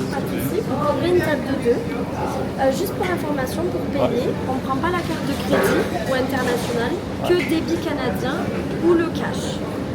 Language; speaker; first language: French; native; French